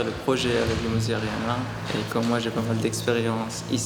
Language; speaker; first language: French; non-native, learner; Persian